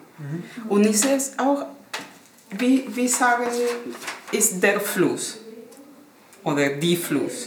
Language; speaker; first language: German; non-native, learner; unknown